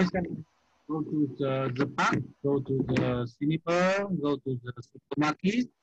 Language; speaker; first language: English; non-native, learner; Vietnamese